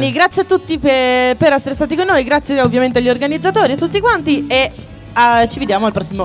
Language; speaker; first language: Italian; native; Italian